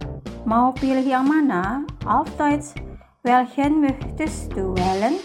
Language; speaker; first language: German; non-native, fluent; Indonesian